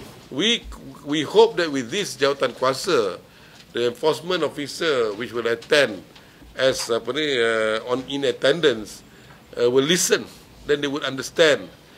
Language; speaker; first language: English; non-native, local second language; Malay